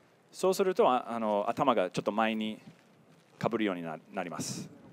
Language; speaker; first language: Japanese; non-native, fluent; English